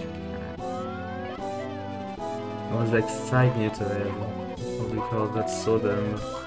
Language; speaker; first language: English; non-native, fluent; French